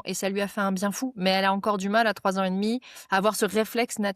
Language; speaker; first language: French; native; French